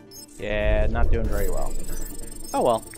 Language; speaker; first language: English; native; English